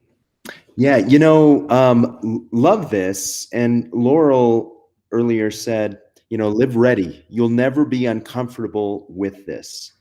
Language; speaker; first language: English; native; English